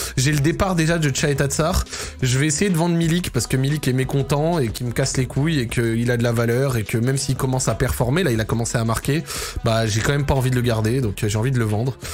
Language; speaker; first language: French; native; French